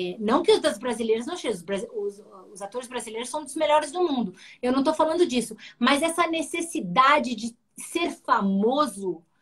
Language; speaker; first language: Portuguese; early bilingual, heritage; Portuguese